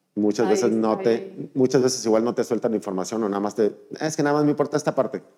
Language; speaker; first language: Spanish; native; Spanish